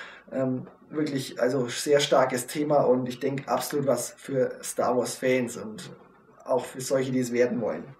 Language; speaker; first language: German; native; German